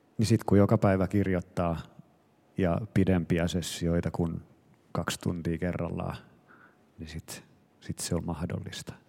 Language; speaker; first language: Finnish; native; Finnish